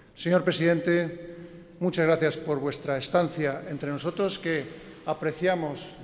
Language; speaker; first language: Spanish; native; Spanish